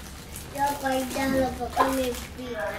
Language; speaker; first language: Spanish; early bilingual, other home language; Haitian Creole